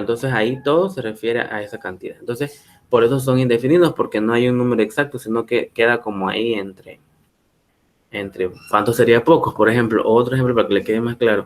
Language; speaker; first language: Spanish; native; Spanish